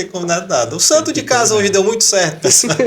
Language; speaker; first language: Portuguese; native; Portuguese